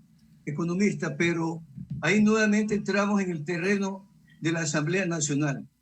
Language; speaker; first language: Spanish; native; Spanish